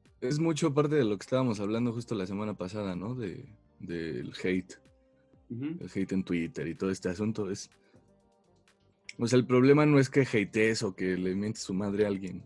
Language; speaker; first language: Spanish; native; Spanish